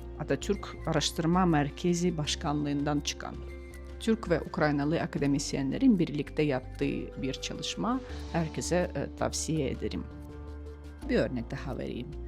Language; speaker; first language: Turkish; non-native, fluent; Ukrainian